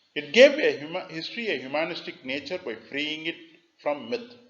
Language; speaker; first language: English; non-native, local second language; Tamil